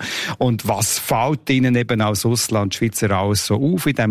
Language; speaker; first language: German; native; German